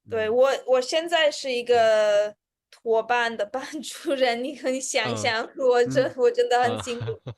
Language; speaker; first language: Chinese; non-native, fluent; Russian